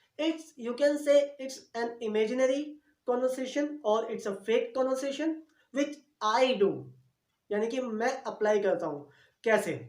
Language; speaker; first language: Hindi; native; Hindi